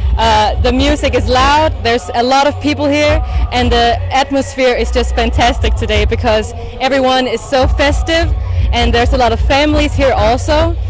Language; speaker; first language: English; non-native, fluent; Danish